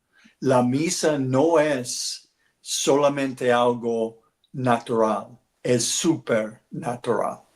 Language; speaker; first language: Spanish; non-native, learner; English